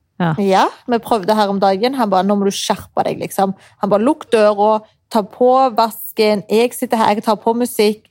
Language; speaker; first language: Norwegian; early bilingual, other home language; Arabic